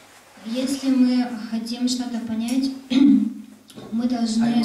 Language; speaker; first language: Russian; native; Russian